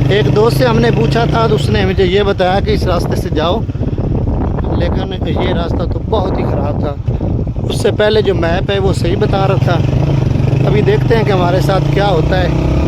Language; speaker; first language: Urdu; non-native, local second language; Punjabi